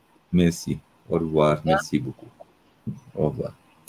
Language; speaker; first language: French; non-native, fluent; Arabic